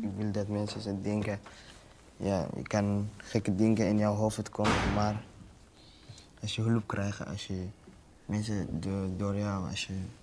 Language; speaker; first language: Dutch; non-native, learner; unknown